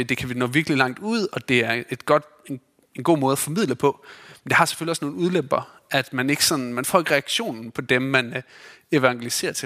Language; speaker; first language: Danish; native; Danish